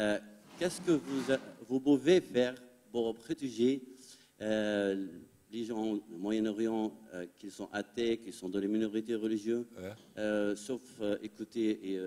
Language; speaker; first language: French; non-native, fluent; Arabic